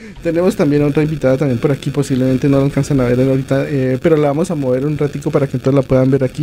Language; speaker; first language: Spanish; native; Spanish